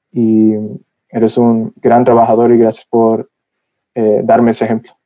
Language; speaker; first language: Spanish; early bilingual, heritage; Spanish